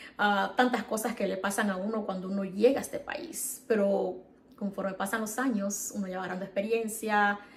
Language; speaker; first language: Spanish; native; Spanish